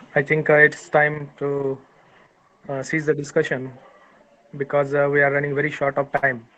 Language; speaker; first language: English; non-native, local second language; Marathi